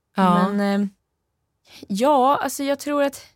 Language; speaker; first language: Swedish; non-native, fluent; Norwegian